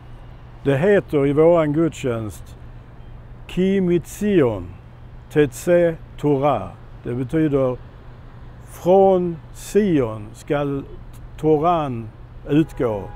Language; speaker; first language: Swedish; non-native, fluent; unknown